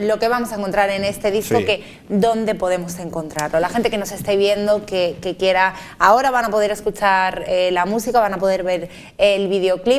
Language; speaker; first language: Spanish; native; Spanish